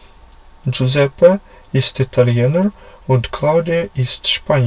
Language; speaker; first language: German; non-native, fluent; Ukrainian